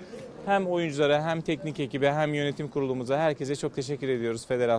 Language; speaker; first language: Turkish; native; Turkish